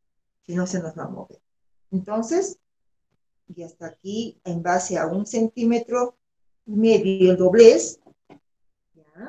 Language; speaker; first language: Spanish; native; Spanish